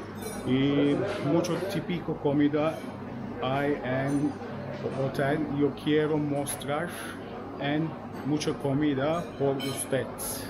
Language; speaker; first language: Spanish; non-native, learner; Turkish